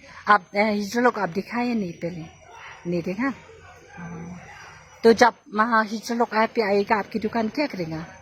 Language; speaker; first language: Hindi; non-native, local second language; Khasi